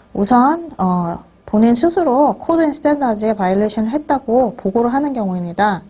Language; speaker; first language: Korean; native; Korean